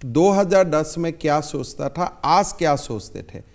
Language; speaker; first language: Hindi; non-native, local second language; Assamese